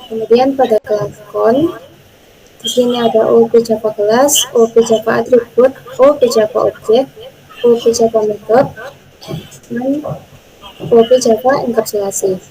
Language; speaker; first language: Indonesian; native; Indonesian